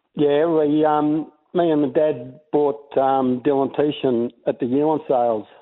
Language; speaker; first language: English; native; English